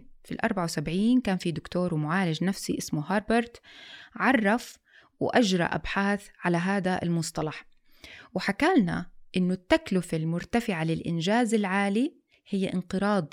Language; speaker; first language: Arabic; native; Arabic